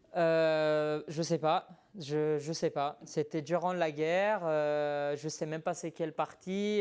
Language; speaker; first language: French; non-native, fluent; Arabic